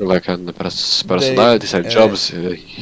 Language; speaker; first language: English; non-native, learner; Russian